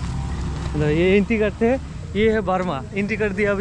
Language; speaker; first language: Hindi; non-native, local second language; Bangla